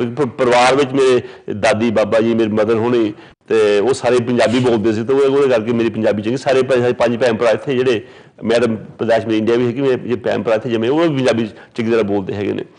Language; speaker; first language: Punjabi; early bilingual, heritage; Punjabi